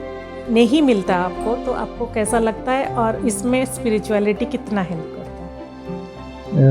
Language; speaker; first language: Hindi; non-native, local second language; Odia